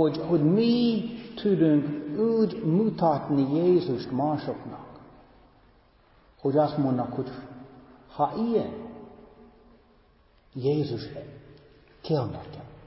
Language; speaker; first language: Hungarian; non-native, fluent; English